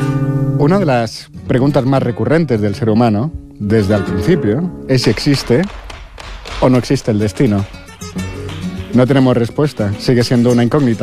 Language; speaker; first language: Spanish; native; Spanish